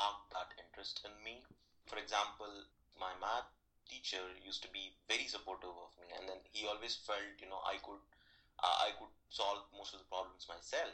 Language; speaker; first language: English; non-native, local second language; Telugu